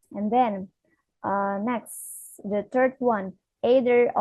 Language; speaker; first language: English; non-native, fluent; Indonesian